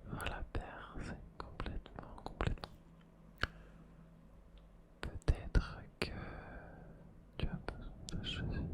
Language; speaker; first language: French; native; French